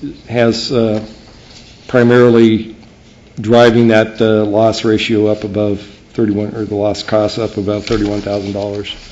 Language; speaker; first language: English; native; English